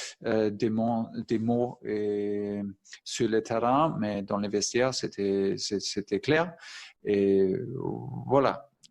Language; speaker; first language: French; non-native, fluent; German